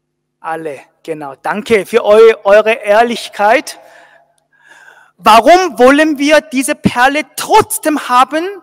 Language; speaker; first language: German; non-native, fluent; Korean